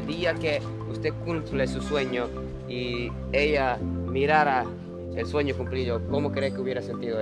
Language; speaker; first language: Spanish; non-native, fluent; Japanese